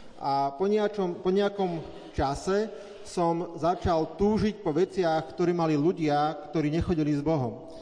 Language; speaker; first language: Slovak; native; Slovak